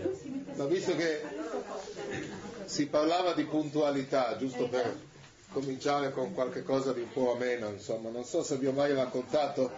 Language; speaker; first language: Italian; native; Italian